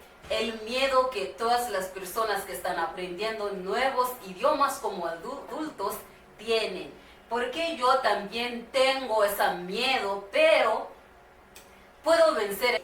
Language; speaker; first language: Spanish; non-native, learner; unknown